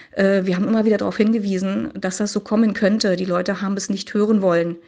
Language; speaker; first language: German; native; German